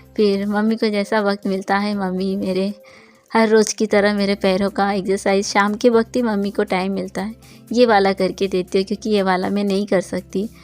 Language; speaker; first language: Hindi; non-native, local second language; Bangla